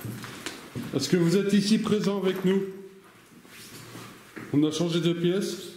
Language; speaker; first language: French; native; French